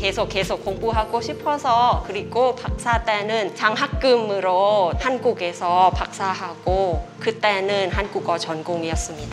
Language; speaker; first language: Korean; non-native, fluent; Thai